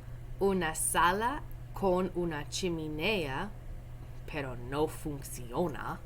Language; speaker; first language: Spanish; non-native, fluent; English